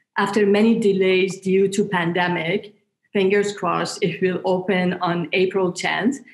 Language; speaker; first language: English; non-native, fluent; Persian